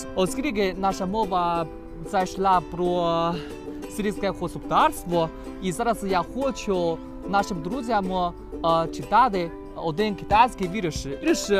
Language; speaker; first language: Ukrainian; non-native, learner; Chinese